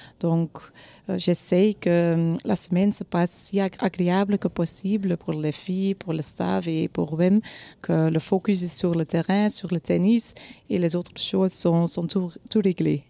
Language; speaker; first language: French; non-native, local second language; Dutch